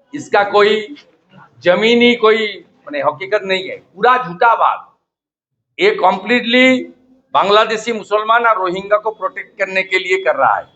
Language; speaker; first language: Hindi; non-native, local second language; Bangla